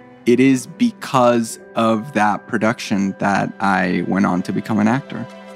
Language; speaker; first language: English; early bilingual, other home language; Spanish